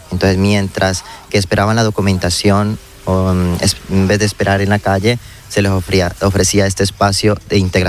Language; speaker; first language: Spanish; native; Spanish